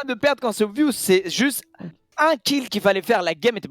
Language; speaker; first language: French; native; French